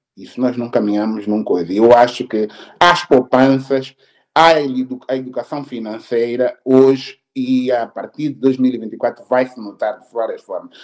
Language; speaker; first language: Portuguese; native; Portuguese